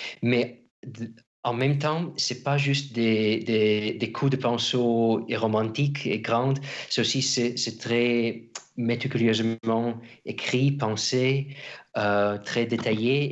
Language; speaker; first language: French; non-native, fluent; Russian